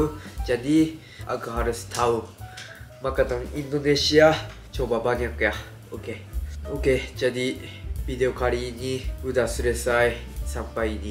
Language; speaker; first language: Indonesian; non-native, learner; Japanese